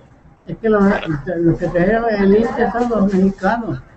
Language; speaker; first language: Spanish; non-native, local second language; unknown